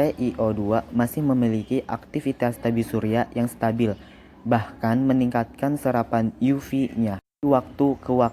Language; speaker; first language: Indonesian; native; Indonesian